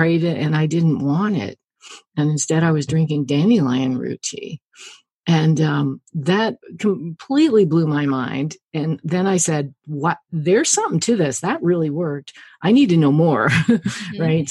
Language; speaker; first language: English; native; English